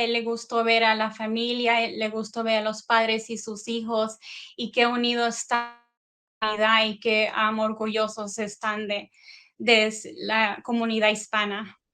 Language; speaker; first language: Spanish; early bilingual, heritage; Spanish